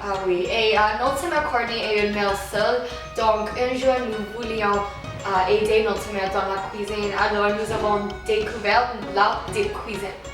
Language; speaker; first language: French; non-native, learner; English